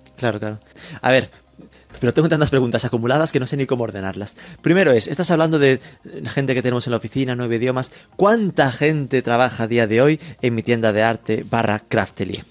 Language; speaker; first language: Spanish; native; Spanish